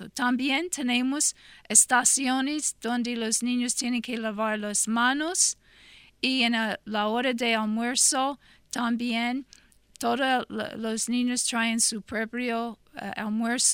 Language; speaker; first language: Spanish; non-native, fluent; English